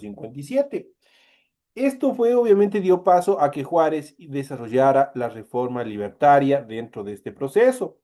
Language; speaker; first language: Spanish; native; Spanish